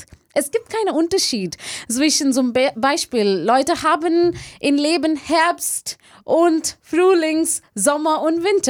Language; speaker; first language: German; non-native, learner; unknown